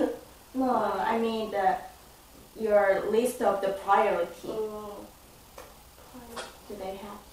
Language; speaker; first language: English; non-native, learner; Korean